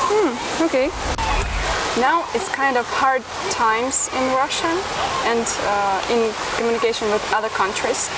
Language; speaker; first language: English; non-native, fluent; Russian